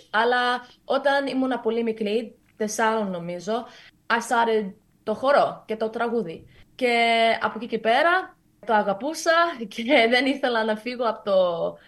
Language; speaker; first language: Greek; early bilingual, heritage; Greek